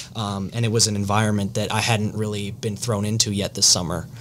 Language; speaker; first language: English; native; English